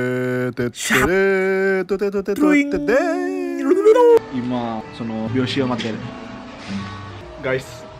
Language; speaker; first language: Japanese; non-native, fluent; Indonesian